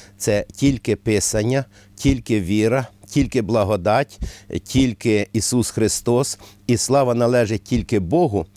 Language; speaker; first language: Ukrainian; native; Ukrainian